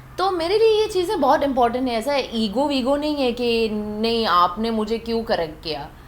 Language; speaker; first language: Hindi; non-native, fluent; Persian